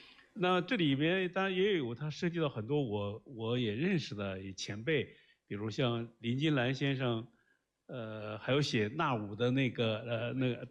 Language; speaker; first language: Chinese; native; Chinese